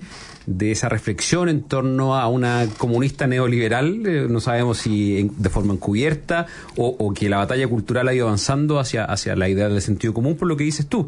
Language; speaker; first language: Spanish; native; Spanish